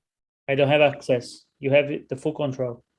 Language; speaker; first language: English; non-native, learner; Portuguese